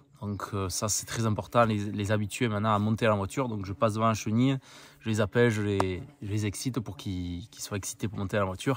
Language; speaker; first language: French; native; French